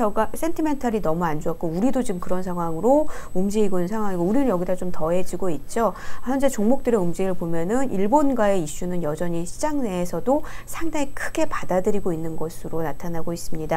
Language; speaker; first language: Korean; native; Korean